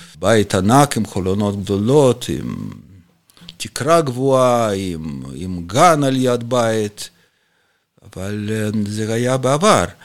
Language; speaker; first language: Hebrew; non-native, fluent; Russian